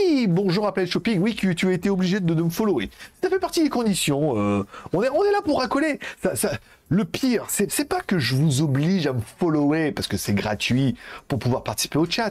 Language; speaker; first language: French; native; French